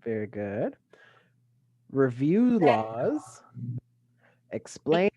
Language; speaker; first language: English; native; English